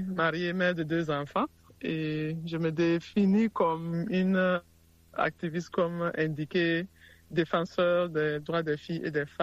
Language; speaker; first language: French; non-native, local second language; Mossi